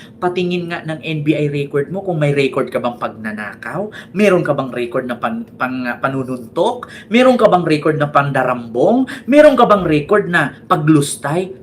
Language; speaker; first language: Filipino; native; Filipino